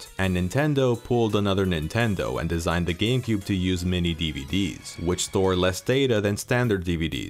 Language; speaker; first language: English; native; English